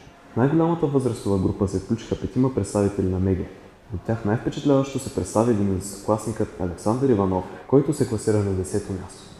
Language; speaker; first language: Bulgarian; native; Bulgarian